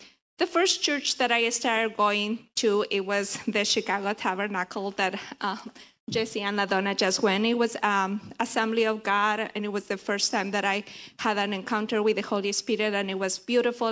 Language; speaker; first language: English; non-native, fluent; Spanish